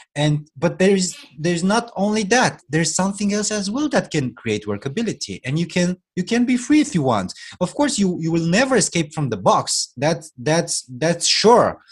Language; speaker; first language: English; non-native, fluent; Romanian